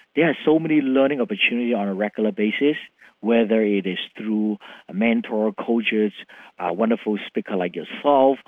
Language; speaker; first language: English; non-native, fluent; Vietnamese